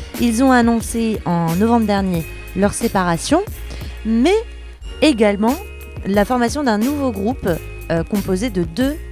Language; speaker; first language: French; native; French